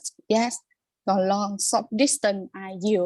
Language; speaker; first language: English; non-native, learner; Vietnamese